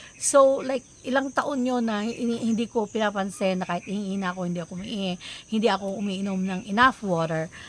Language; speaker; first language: Filipino; non-native, local second language; Iloko